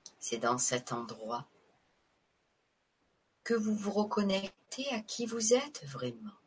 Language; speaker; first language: French; native; French